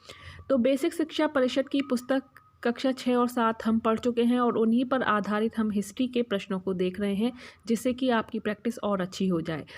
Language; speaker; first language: Hindi; native; Hindi